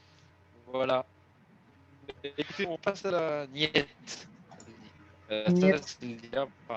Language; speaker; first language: French; native; French